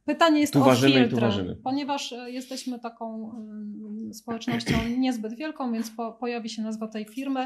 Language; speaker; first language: Polish; native; Polish